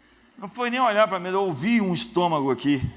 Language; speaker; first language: Portuguese; native; Portuguese